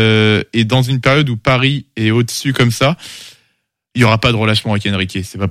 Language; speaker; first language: French; native; French